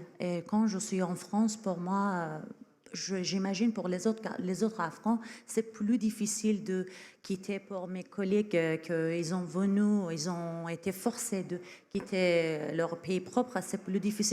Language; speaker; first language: French; non-native, fluent; Persian